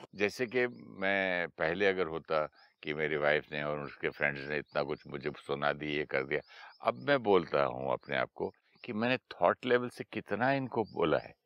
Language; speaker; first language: Hindi; native; Hindi